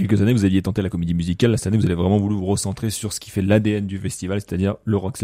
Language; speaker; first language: French; native; French